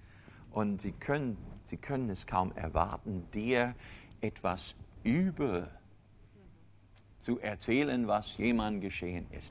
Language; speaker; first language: German; non-native, fluent; English